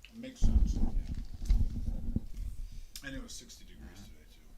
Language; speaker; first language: English; native; English